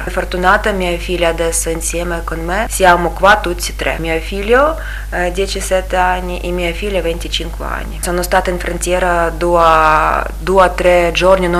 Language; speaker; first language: Italian; non-native, learner; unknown